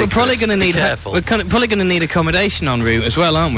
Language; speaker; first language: English; native; English